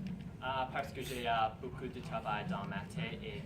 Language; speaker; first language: French; non-native, learner; English